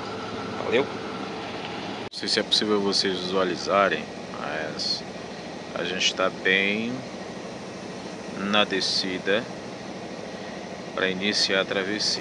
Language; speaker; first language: Portuguese; native; Portuguese